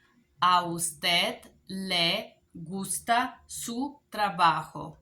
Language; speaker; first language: Spanish; non-native, learner; Bulgarian